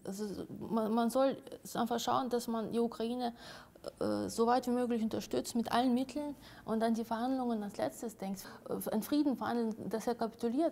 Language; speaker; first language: German; non-native, fluent; Russian